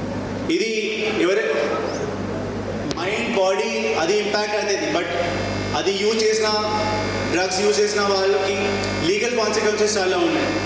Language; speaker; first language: Telugu; non-native, fluent; Hindi